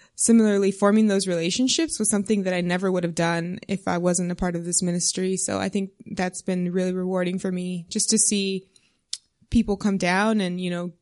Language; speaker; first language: English; native; English